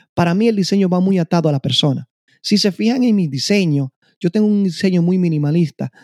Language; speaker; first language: Spanish; native; Spanish